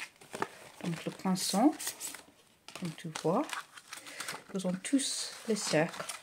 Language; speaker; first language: French; non-native, learner; English